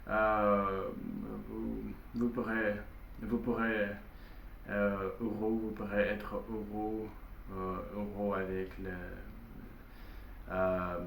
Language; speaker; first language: French; non-native, learner; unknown